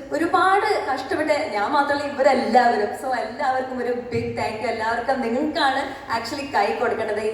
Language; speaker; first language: Malayalam; early bilingual, other home language; English